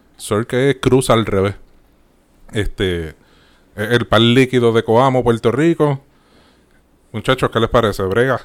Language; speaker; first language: Spanish; native; Spanish